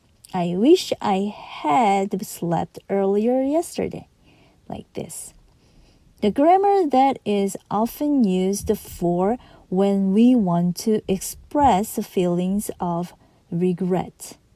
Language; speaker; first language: English; non-native, fluent; Japanese